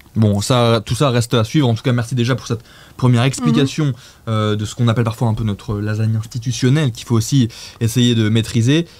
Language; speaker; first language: French; native; French